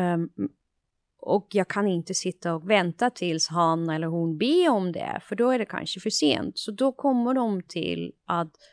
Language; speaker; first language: Swedish; non-native, fluent; Dutch